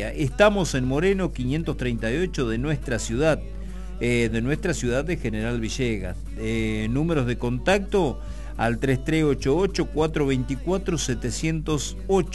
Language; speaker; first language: Spanish; native; Spanish